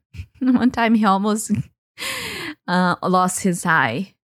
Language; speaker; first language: English; non-native, fluent; Portuguese